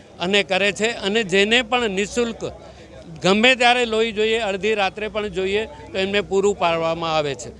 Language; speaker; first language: Gujarati; non-native, local second language; Sindhi